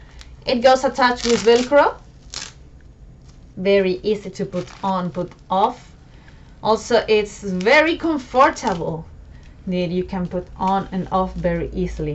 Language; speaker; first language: English; non-native, fluent; Spanish